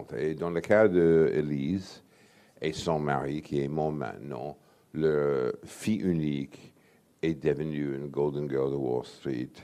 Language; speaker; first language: French; non-native, fluent; English